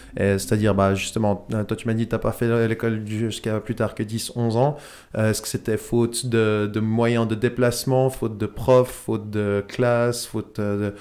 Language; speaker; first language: French; native; French